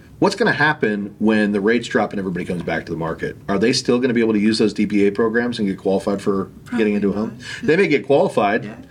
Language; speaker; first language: English; native; English